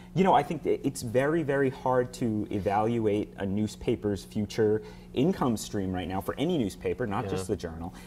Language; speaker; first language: English; native; English